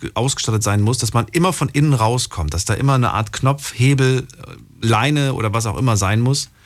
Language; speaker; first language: German; native; German